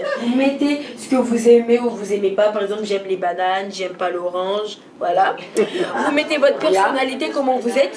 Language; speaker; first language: French; native; French